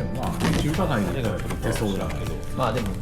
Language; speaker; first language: Japanese; native; Japanese